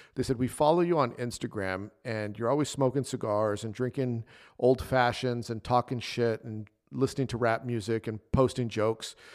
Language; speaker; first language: English; native; English